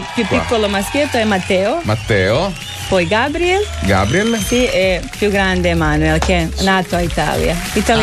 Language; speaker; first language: Italian; non-native, learner; Croatian